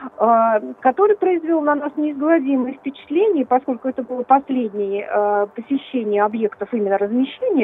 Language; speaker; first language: Russian; native; Russian